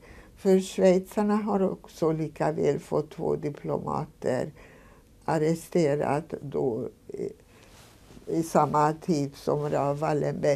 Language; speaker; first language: Swedish; non-native, fluent; Hungarian